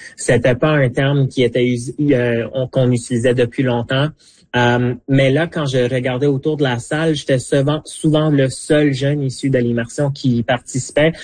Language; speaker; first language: French; non-native, local second language; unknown